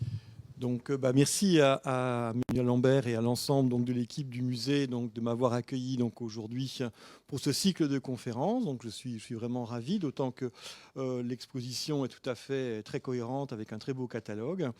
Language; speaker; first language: French; native; French